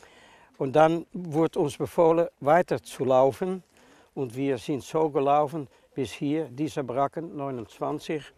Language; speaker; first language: German; non-native, fluent; Dutch